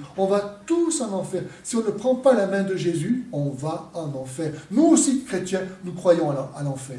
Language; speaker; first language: French; native; French